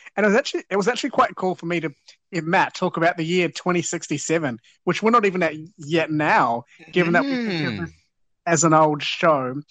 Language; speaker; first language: English; native; English